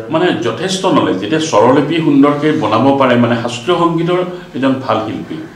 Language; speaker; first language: Assamese; native; Assamese